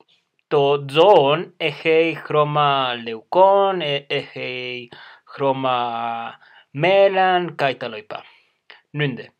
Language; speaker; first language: Greek; non-native, fluent; Spanish